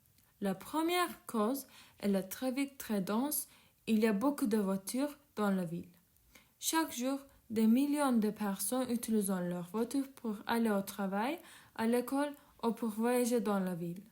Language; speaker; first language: French; non-native, learner; Turkish